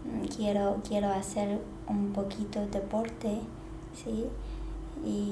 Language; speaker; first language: Spanish; non-native, learner; Chinese